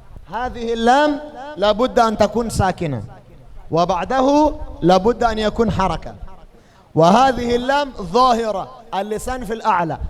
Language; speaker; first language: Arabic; native; Arabic